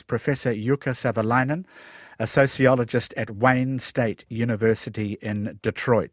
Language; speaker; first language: English; native; English